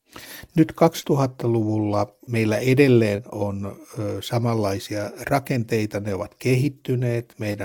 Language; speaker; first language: Finnish; native; Finnish